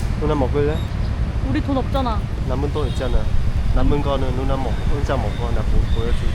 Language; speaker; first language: Korean; non-native, fluent; Vietnamese